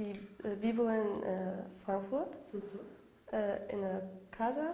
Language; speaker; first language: Spanish; non-native, learner; German